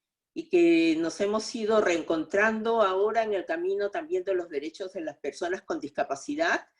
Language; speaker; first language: Spanish; native; Spanish